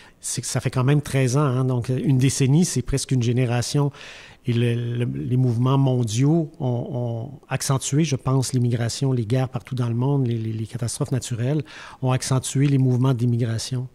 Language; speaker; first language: French; native; French